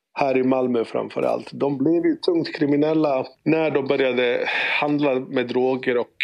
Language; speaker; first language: Swedish; early bilingual, other home language; Bosnian